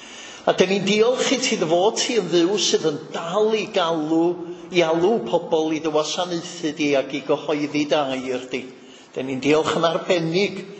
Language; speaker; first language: Welsh; native; Welsh